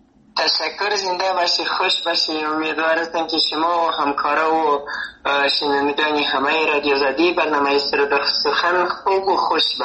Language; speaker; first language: Persian; native; Persian